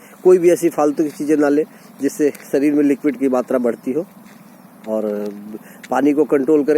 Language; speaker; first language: Hindi; native; Hindi